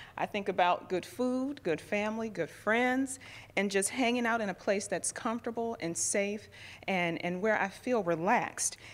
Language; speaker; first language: English; native; English